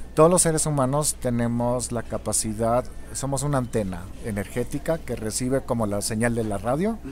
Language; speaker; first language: Spanish; non-native, local second language; German